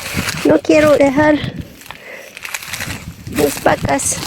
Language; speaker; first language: Spanish; non-native, learner; English